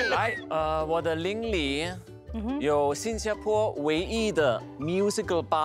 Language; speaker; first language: Chinese; non-native, fluent; German